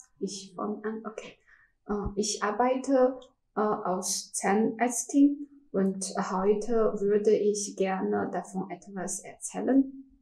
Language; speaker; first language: German; non-native, learner; Chinese